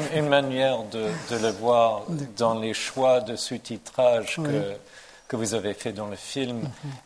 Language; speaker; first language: French; non-native, fluent; English